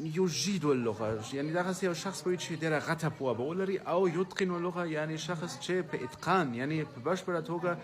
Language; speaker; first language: Pashto; non-native, fluent; German